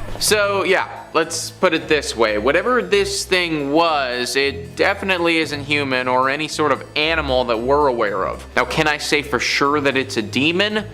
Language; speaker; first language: English; native; English